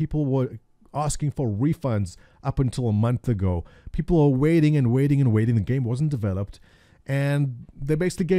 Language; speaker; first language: English; native; English